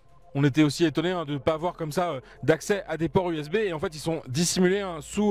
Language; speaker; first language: French; native; French